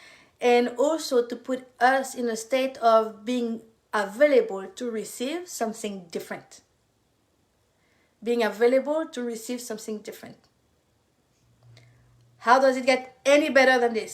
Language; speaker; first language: English; non-native, fluent; French